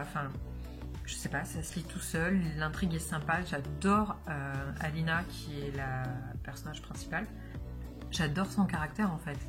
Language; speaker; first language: French; native; French